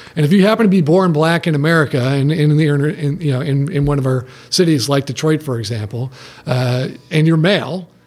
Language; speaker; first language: English; native; English